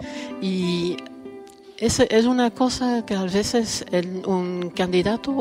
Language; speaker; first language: Spanish; non-native, fluent; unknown